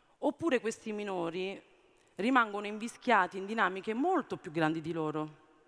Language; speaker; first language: Italian; early bilingual, other home language; Amharic